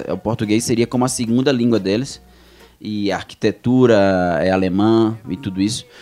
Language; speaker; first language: Portuguese; native; Portuguese